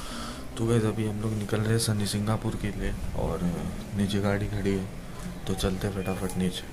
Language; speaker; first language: Hindi; native; Hindi